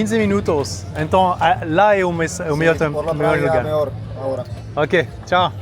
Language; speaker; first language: Portuguese; non-native, learner; French